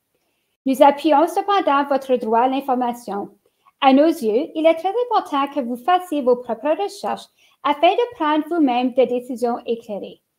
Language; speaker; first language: French; native; French